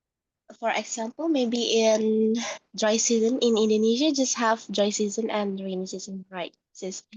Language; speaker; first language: English; non-native, learner; Indonesian